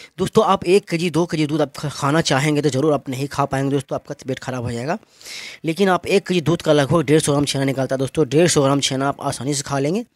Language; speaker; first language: Hindi; native; Hindi